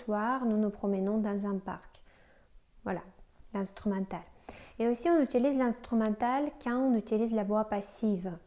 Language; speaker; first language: French; non-native, fluent; Russian